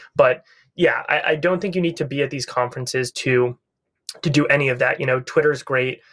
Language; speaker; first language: English; native; English